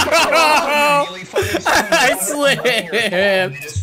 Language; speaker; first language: English; native; English